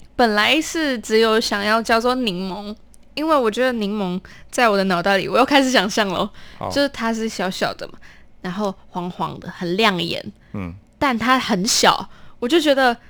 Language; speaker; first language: Chinese; non-native, local second language; Min Nan Chinese